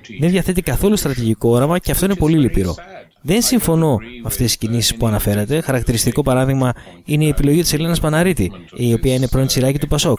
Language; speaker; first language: Greek; native; Greek